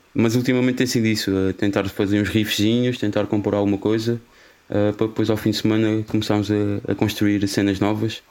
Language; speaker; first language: Portuguese; native; Portuguese